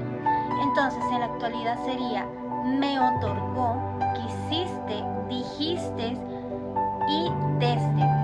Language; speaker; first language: Spanish; native; Spanish